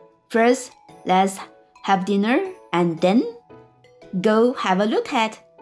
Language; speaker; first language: English; non-native, fluent; Chinese